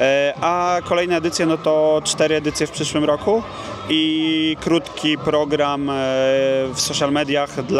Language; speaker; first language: Polish; native; Polish